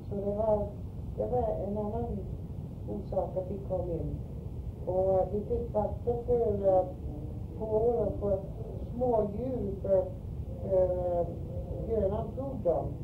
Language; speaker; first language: Swedish; early bilingual, heritage; Swedish